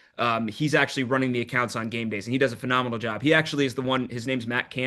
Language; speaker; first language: English; native; English